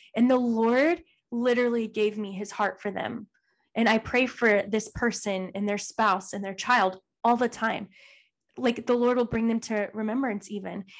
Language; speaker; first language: English; native; English